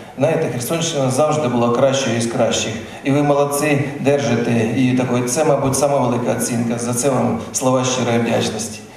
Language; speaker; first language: Ukrainian; native; Ukrainian